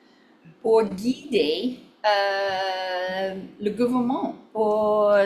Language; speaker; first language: French; non-native, learner; English